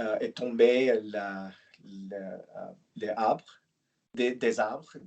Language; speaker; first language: French; non-native, learner; English